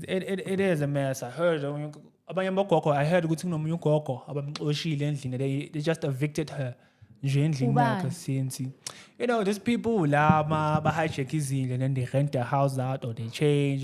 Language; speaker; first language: English; non-native, local second language; Zulu